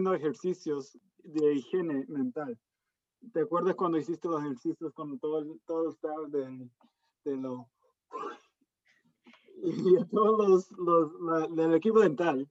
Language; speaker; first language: Spanish; early bilingual, heritage; Spanish